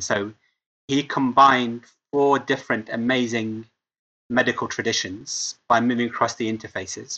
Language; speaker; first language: English; native; English